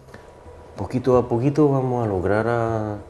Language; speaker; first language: Spanish; non-native, fluent; French